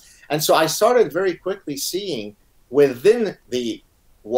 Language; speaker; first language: English; non-native, fluent; Arabic